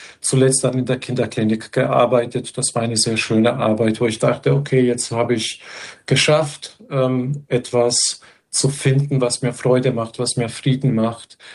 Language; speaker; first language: German; non-native, fluent; Croatian